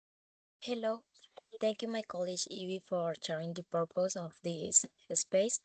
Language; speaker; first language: English; non-native, learner; Spanish